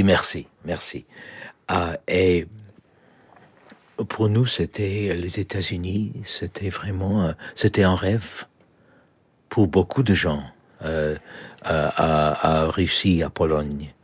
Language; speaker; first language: French; non-native, learner; Polish